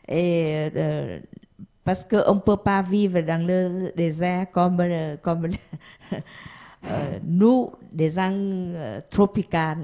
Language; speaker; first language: French; non-native, learner; Vietnamese